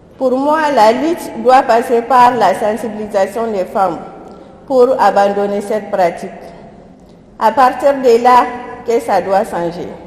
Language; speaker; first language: French; non-native, local second language; Soninke